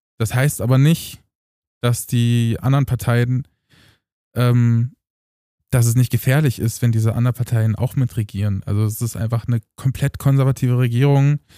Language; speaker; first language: German; early bilingual, other home language; Romanian